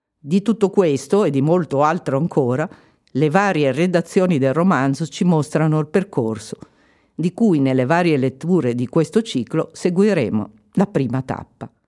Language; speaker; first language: Italian; native; Italian